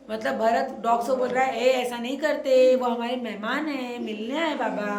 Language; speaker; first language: Hindi; non-native, local second language; Marathi